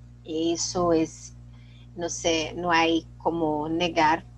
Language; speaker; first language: Spanish; non-native, fluent; Portuguese